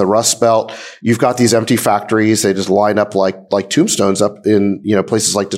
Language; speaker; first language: English; native; English